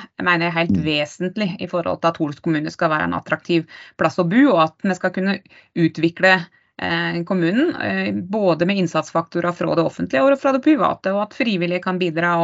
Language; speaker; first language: Norwegian; native; Norwegian